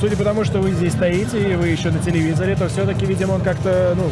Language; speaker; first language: Russian; native; Russian